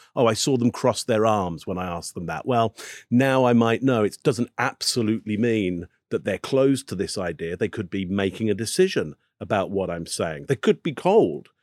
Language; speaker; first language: English; native; English